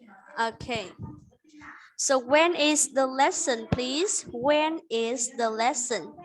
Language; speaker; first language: English; non-native, fluent; Vietnamese